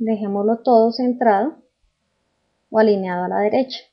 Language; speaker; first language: Spanish; native; Spanish